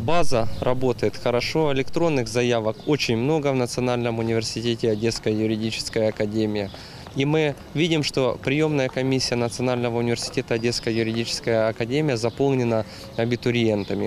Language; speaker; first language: Russian; native; Russian